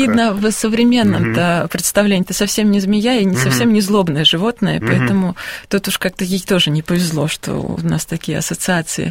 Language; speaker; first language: Russian; native; Russian